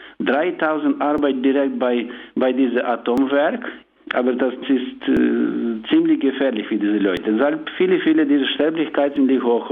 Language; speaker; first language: German; non-native, learner; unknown